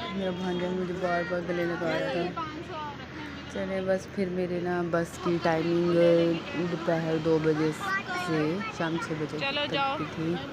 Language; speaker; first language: Urdu; native; Urdu